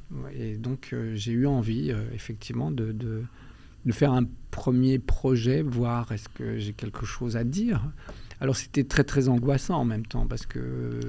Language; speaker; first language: French; early bilingual, other home language; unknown